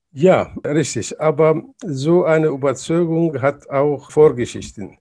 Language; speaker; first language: German; non-native, fluent; Arabic